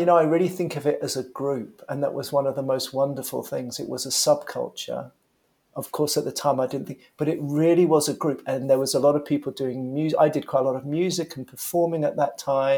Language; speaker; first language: English; native; English